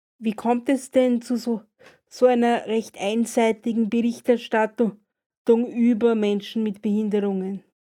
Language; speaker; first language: German; native; German